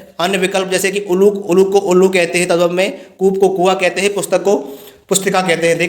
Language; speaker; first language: Hindi; native; Hindi